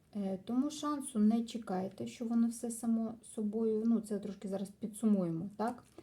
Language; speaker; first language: Ukrainian; non-native, local second language; Russian